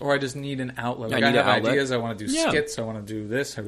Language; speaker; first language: English; native; English